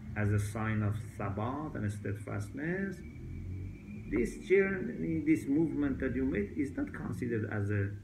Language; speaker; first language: English; non-native, fluent; Persian